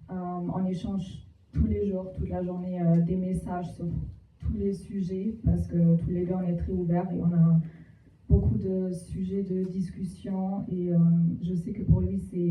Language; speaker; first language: French; non-native, fluent; German